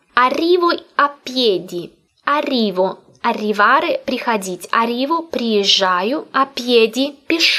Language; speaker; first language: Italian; non-native, fluent; Russian